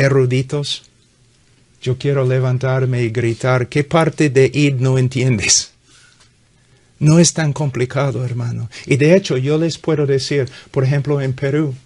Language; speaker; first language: Spanish; non-native, fluent; English